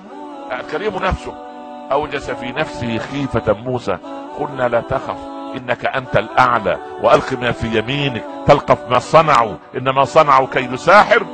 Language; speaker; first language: Arabic; native; Arabic